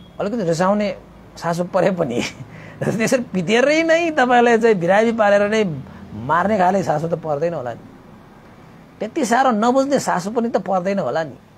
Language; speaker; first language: Nepali; non-native, local second language; Newari